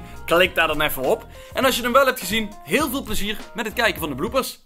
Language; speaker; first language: Dutch; native; Dutch